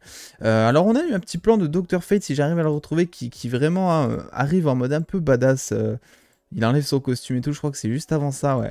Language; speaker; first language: French; native; French